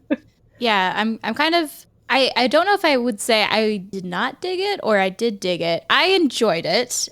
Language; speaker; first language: English; native; English